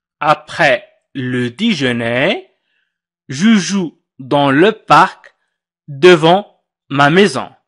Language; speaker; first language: French; non-native, fluent; Arabic